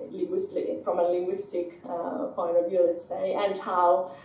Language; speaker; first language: English; non-native, fluent; Italian